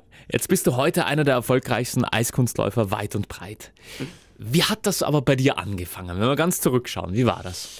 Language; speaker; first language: German; native; German